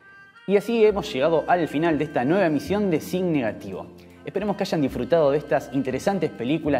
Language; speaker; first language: Spanish; native; Spanish